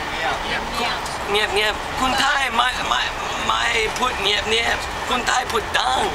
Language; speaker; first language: Thai; non-native, learner; English